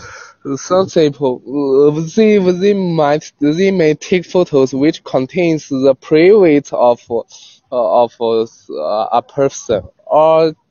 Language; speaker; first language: English; non-native, learner; Chinese